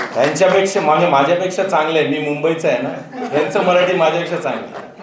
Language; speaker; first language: Marathi; native; Marathi